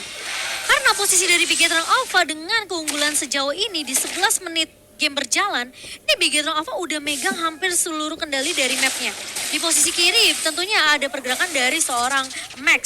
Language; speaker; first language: Indonesian; native; Indonesian